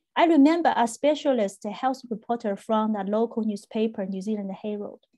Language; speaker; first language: English; non-native, fluent; Chinese